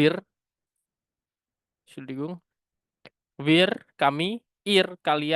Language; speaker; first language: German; non-native, learner; Indonesian